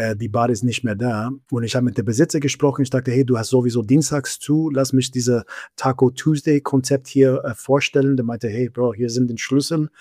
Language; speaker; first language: German; non-native, fluent; English